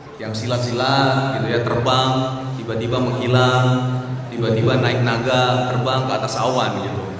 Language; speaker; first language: Indonesian; native; Indonesian